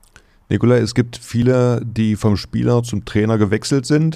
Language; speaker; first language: German; native; German